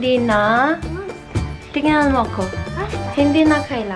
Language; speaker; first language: Filipino; early bilingual, heritage; Filipino